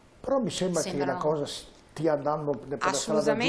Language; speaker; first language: Italian; native; Italian